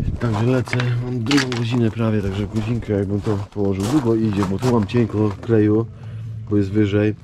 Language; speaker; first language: Polish; native; Polish